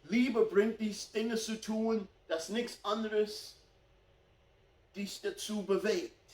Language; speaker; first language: German; non-native, fluent; English